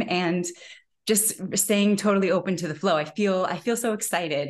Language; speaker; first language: English; native; English